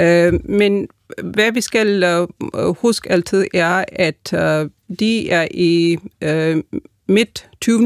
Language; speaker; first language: Danish; non-native, fluent; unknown